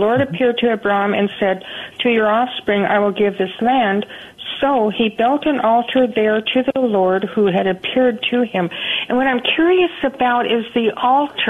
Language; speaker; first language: English; native; English